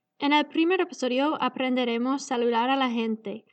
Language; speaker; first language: Spanish; non-native, learner; English